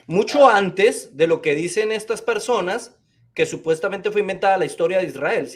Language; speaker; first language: Spanish; native; Spanish